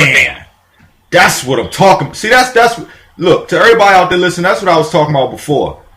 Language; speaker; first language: English; native; English